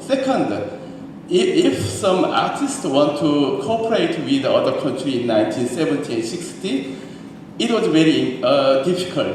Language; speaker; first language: English; non-native, learner; Korean